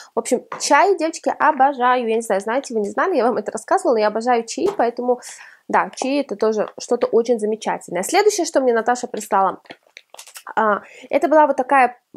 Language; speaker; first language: Russian; early bilingual, heritage; Russian